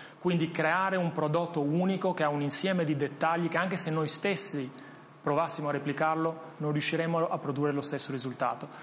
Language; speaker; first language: Italian; non-native, fluent; Albanian